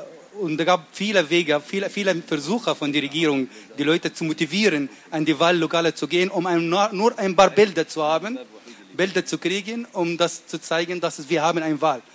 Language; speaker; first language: German; non-native, learner; Arabic